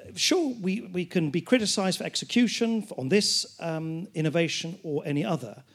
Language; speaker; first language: English; native; English